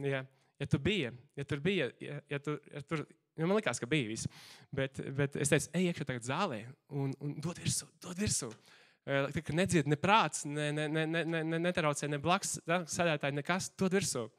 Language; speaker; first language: Latvian; native; Latvian